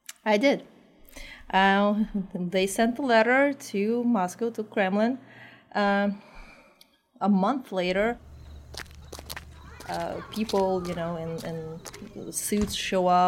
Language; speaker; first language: English; non-native, fluent; Uzbek